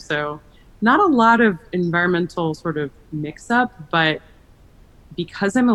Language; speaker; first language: English; native; English